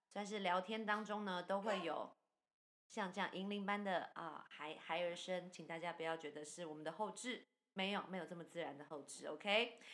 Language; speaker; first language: Chinese; native; Chinese